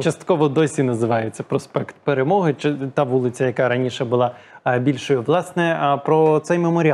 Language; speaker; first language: Ukrainian; native; Ukrainian